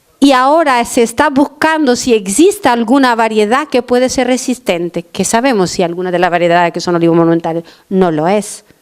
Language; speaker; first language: Spanish; non-native, fluent; Albanian